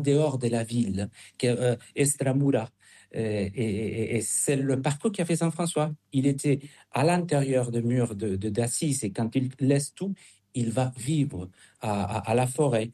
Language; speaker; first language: French; non-native, fluent; Spanish